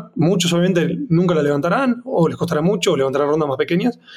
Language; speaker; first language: Spanish; native; Spanish